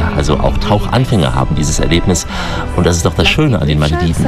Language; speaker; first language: German; native; German